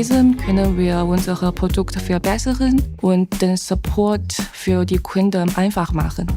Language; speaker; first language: German; non-native, learner; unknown